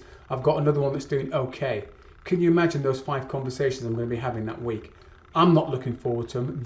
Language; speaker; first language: English; native; English